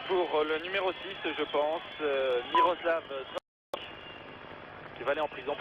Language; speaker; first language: French; native; French